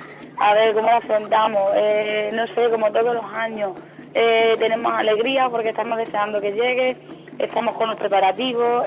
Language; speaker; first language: Spanish; native; Spanish